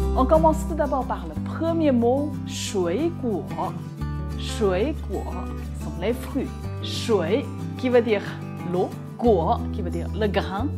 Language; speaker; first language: French; non-native, fluent; Chinese